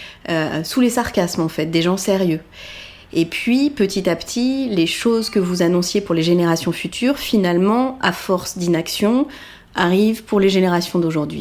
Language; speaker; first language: French; native; French